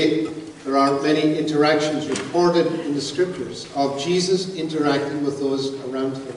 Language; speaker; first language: English; native; English